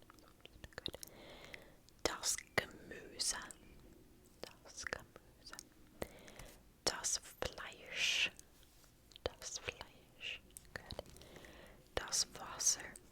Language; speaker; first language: German; non-native, learner; English